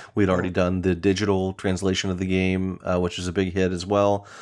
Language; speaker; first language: English; native; English